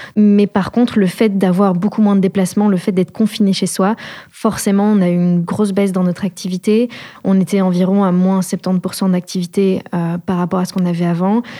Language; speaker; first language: French; native; French